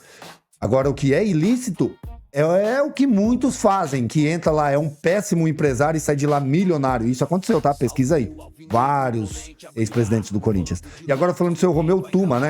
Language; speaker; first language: Portuguese; native; Portuguese